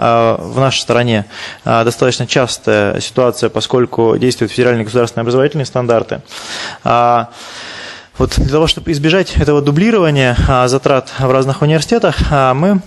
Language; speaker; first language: Russian; native; Russian